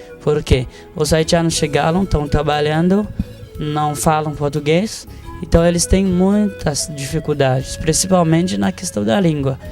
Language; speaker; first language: Portuguese; non-native, fluent; Haitian Creole